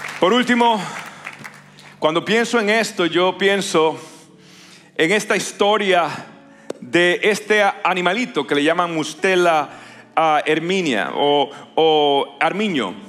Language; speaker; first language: Spanish; native; Spanish